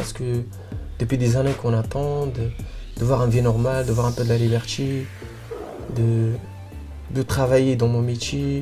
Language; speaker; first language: French; non-native, local second language; Arabic